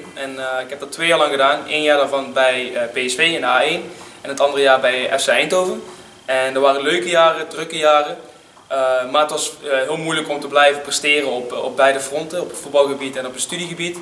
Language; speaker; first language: Dutch; native; Dutch